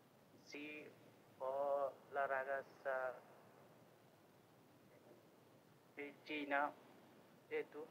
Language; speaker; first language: Italian; non-native, learner; Bangla